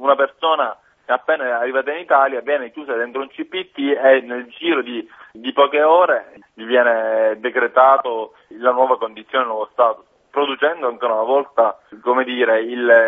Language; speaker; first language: Italian; native; Italian